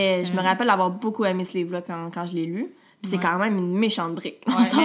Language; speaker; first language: French; native; French